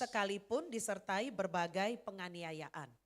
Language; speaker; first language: Indonesian; native; Indonesian